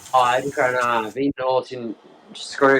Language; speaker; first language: Welsh; non-native, local second language; English